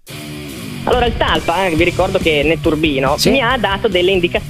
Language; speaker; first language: Italian; native; Italian